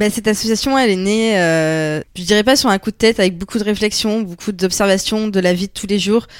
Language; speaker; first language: French; native; French